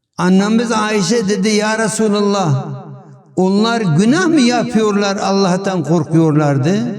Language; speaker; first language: Turkish; non-native, local second language; Kurdish